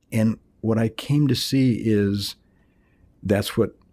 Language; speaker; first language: English; early bilingual, other home language; Spanish